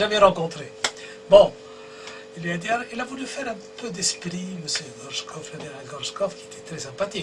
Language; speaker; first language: French; non-native, local second language; Arabic